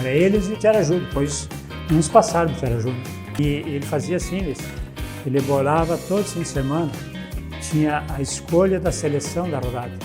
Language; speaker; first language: Portuguese; native; Portuguese